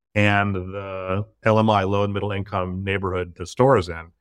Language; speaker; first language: English; native; English